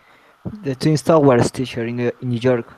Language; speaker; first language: English; non-native, learner; Spanish